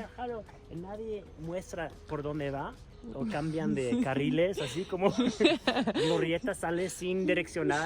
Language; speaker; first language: Spanish; non-native, fluent; English